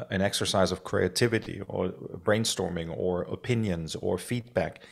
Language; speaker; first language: English; non-native, fluent; German